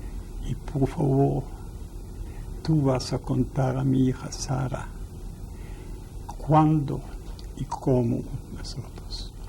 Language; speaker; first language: Spanish; non-native, fluent; Yiddish